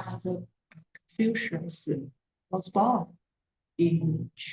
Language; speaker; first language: English; non-native, learner; Chinese